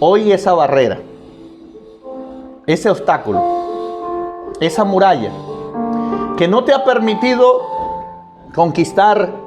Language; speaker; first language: Spanish; native; Spanish